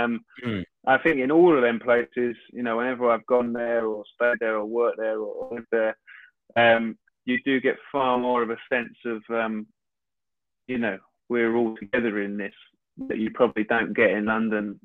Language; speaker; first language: English; native; English